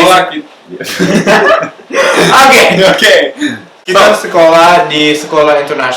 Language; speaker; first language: Indonesian; non-native, local second language; English